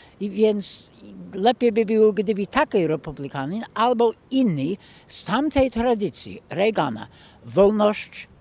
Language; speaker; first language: Polish; non-native, fluent; English